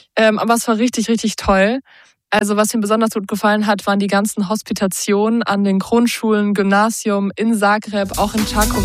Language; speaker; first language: German; native; German